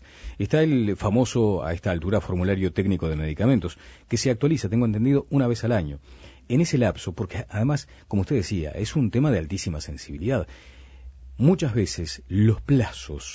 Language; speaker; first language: Spanish; native; Spanish